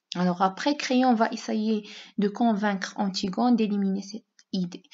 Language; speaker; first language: French; non-native, local second language; Arabic